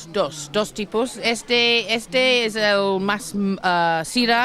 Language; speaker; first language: Spanish; non-native, learner; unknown